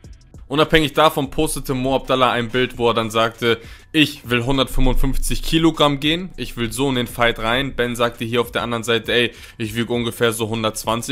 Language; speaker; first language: German; native; German